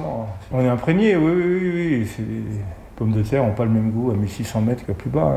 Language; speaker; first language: French; native; French